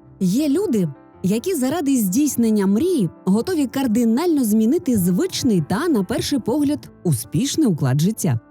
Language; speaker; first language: Ukrainian; native; Ukrainian